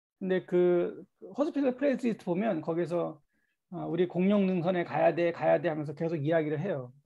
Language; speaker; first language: Korean; native; Korean